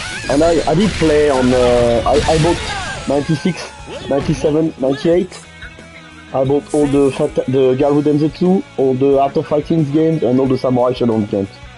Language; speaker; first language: English; non-native, fluent; French